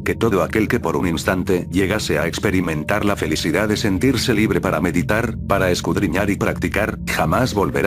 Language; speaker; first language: Spanish; native; Spanish